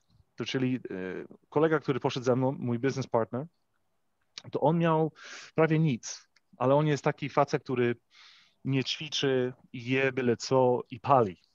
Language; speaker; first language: Polish; early bilingual, heritage; English